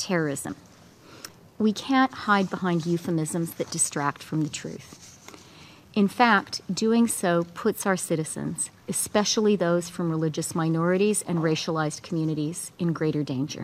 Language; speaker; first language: English; native; English